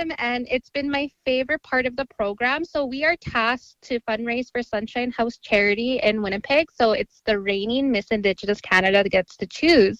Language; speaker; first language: English; native; English